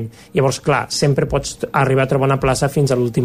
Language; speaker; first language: Catalan; native; Catalan